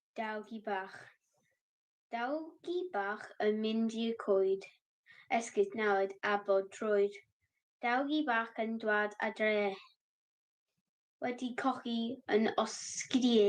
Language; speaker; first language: Welsh; non-native, learner; English